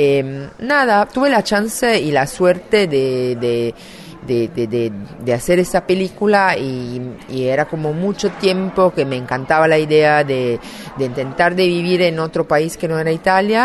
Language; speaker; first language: Spanish; non-native, fluent; Italian